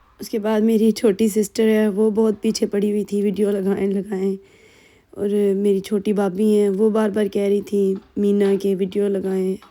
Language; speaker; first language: Urdu; non-native, local second language; Punjabi